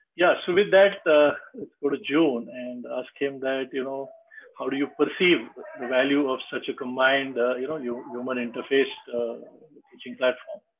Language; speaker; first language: English; non-native, local second language; Marathi